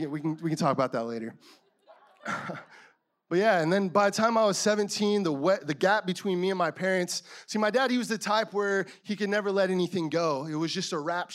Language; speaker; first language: English; native; English